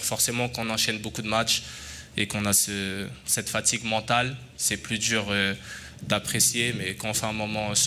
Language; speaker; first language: French; native; French